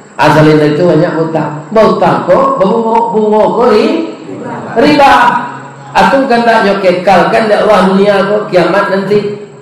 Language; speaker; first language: Malay; non-native, local second language; Minangkabau